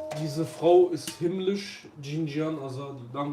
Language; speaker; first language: German; early bilingual, other home language; Kurdish